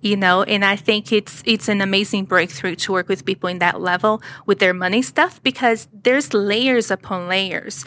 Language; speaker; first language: English; non-native, fluent; Portuguese